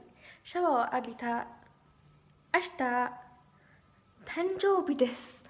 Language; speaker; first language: Japanese; non-native, learner; English